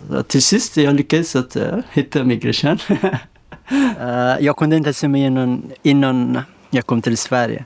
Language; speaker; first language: Swedish; non-native, learner; Persian